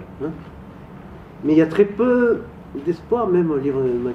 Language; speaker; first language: French; native; French